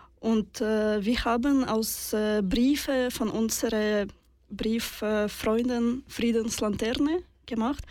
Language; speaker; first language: German; non-native, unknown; Russian